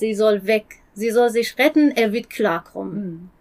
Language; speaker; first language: German; non-native, fluent; Persian